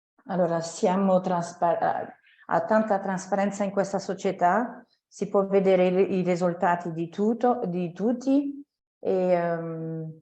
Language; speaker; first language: Italian; non-native, fluent; French